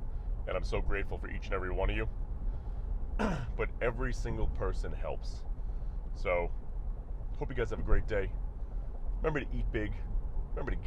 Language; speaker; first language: English; native; English